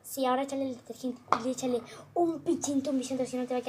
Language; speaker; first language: Spanish; native; Spanish